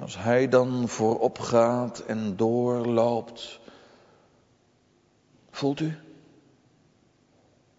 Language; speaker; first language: Dutch; native; Dutch